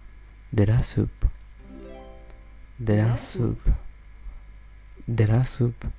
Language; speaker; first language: French; non-native, learner; English